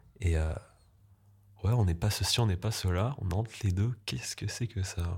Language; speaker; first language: French; native; French